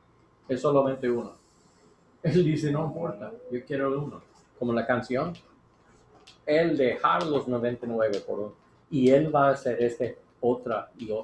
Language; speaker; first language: Spanish; non-native, learner; English